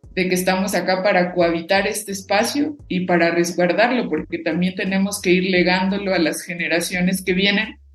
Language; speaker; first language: Spanish; non-native, local second language; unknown